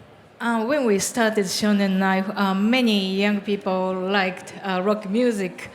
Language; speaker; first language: English; non-native, learner; Japanese